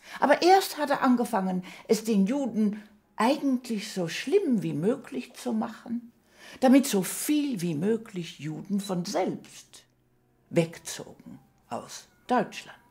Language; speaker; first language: German; early bilingual, heritage; German